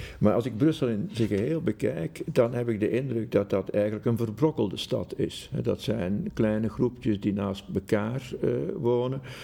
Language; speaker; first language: Dutch; native; Dutch